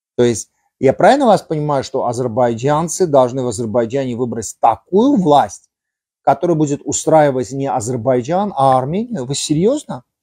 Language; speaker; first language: Russian; non-native, local second language; Armenian